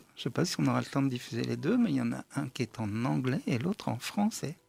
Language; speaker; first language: French; native; French